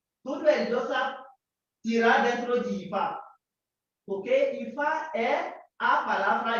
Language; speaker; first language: Portuguese; non-native, learner; Yoruba